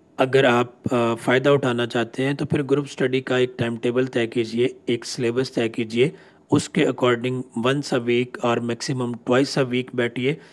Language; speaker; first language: Urdu; non-native, local second language; Punjabi